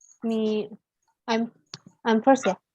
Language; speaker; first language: English; non-native, learner; Indonesian